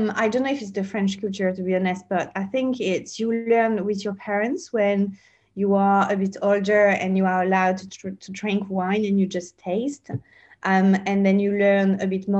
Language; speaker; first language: English; non-native, fluent; French